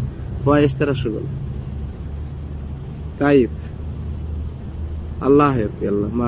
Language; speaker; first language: Arabic; non-native, learner; Bangla